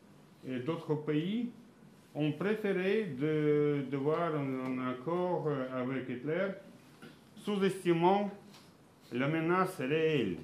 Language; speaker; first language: French; non-native, fluent; Russian